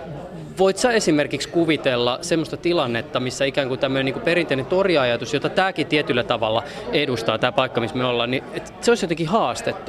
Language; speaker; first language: Finnish; native; Finnish